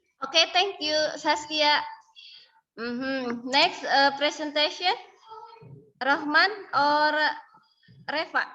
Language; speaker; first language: English; non-native, learner; Indonesian